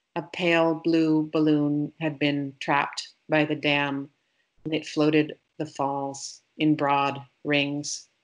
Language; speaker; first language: English; native; English